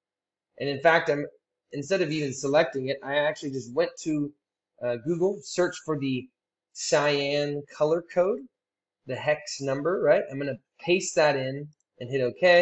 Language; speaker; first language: English; native; English